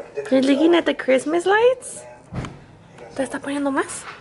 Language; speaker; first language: Spanish; early bilingual, heritage; Spanish